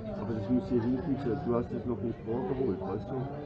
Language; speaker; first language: German; native; German